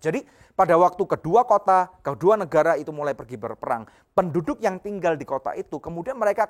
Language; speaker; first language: Indonesian; native; Indonesian